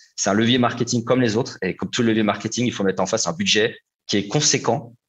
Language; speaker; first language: French; native; French